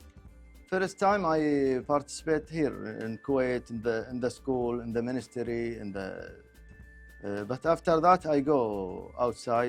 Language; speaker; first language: English; non-native, local second language; Arabic